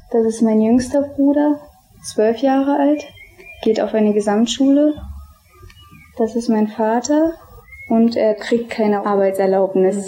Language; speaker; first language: German; early bilingual, other home language; Albanian